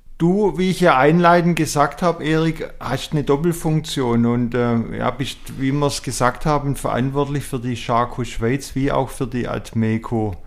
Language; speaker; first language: German; native; German